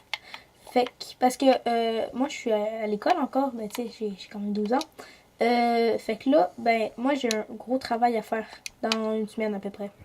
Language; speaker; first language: French; native; French